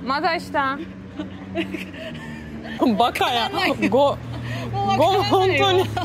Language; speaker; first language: Japanese; non-native, fluent; Turkish